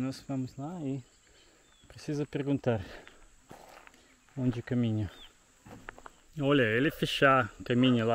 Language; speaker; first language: Portuguese; non-native, learner; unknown